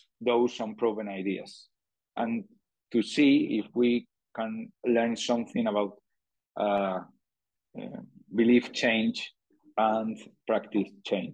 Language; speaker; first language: English; non-native, fluent; Spanish